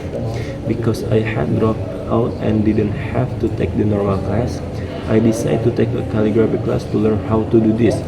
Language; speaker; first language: English; non-native, learner; Indonesian